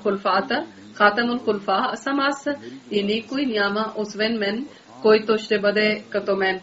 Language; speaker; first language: Bulgarian; native; Bulgarian